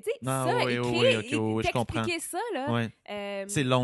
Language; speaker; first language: French; native; French